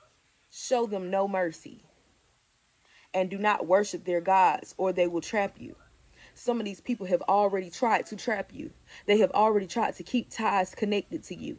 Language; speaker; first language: English; native; English